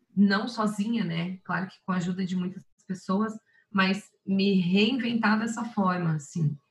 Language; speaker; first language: Portuguese; native; Portuguese